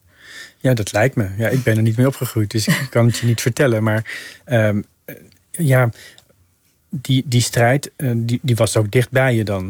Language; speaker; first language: Dutch; native; Dutch